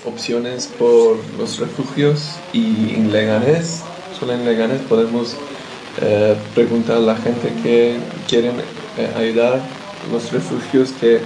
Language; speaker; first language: Spanish; non-native, learner; English